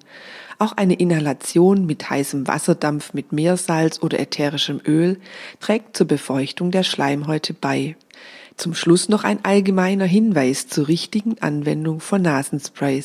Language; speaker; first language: German; native; German